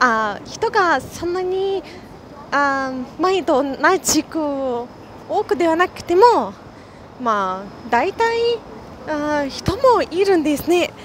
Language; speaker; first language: Japanese; non-native, fluent; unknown